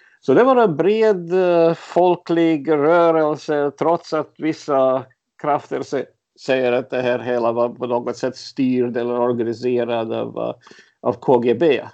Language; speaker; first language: Swedish; early bilingual, other home language; Latvian